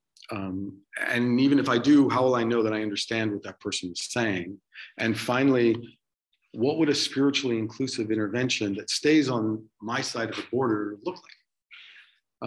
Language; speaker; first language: English; native; English